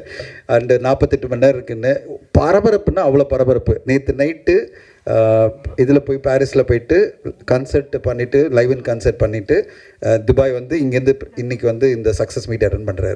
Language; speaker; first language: Tamil; native; Tamil